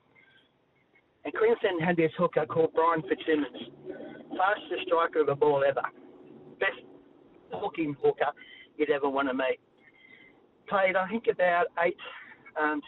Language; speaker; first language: English; native; English